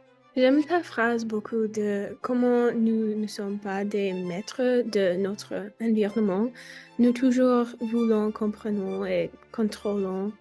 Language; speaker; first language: French; non-native, learner; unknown